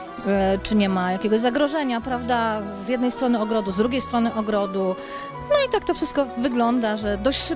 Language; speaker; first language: Polish; native; Polish